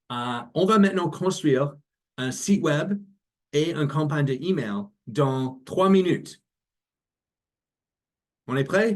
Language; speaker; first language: French; non-native, learner; English